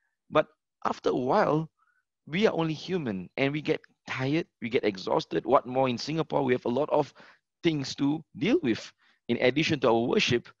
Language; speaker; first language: English; non-native, local second language; Malay